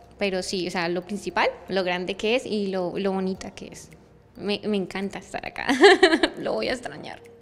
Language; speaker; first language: Spanish; native; Spanish